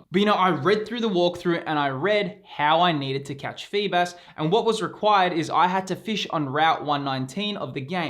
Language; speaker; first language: English; native; English